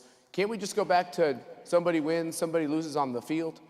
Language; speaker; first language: English; native; English